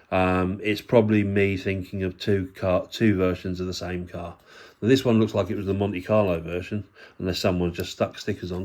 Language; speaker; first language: English; native; English